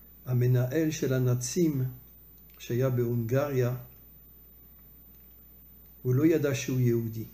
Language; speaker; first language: Hebrew; non-native, fluent; French